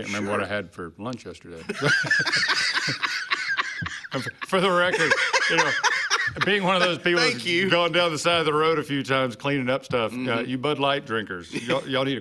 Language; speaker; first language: English; native; English